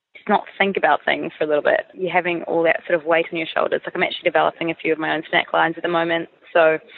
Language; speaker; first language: English; native; English